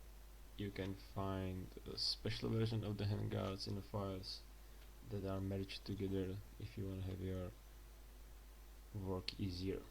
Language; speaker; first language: English; non-native, fluent; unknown